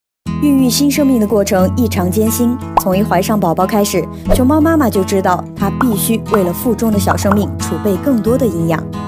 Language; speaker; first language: Chinese; native; Chinese